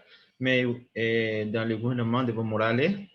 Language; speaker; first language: French; non-native, learner; Spanish